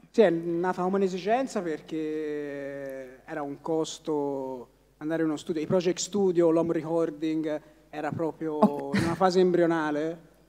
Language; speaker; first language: Italian; native; Italian